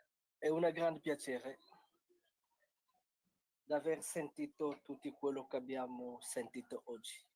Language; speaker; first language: Italian; non-native, learner; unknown